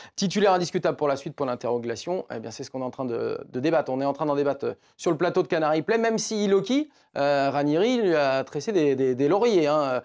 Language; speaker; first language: French; native; French